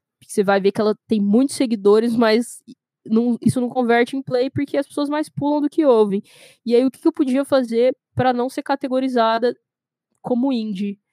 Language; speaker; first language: Portuguese; native; Portuguese